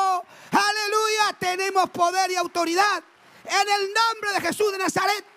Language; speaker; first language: Spanish; native; Spanish